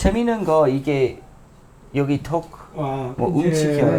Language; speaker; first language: Korean; non-native, fluent; English